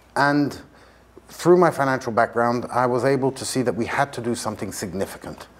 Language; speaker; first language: English; native; English